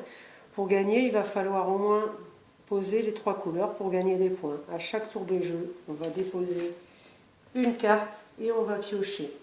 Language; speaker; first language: French; native; French